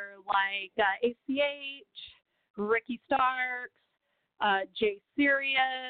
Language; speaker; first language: English; non-native, fluent; Portuguese